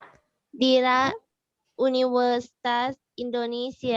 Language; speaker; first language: Indonesian; non-native, learner; Thai